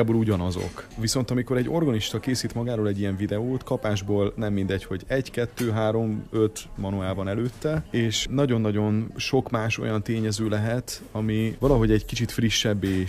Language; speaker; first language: Hungarian; native; Hungarian